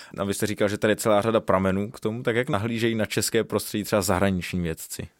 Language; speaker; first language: Czech; native; Czech